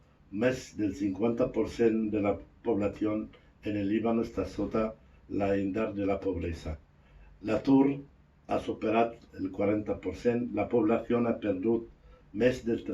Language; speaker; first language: Catalan; non-native, fluent; Arabic